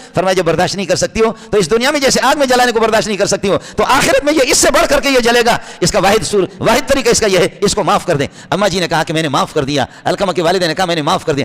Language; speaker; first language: Urdu; non-native, local second language; Baluchi